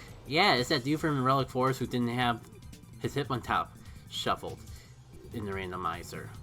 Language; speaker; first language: English; native; English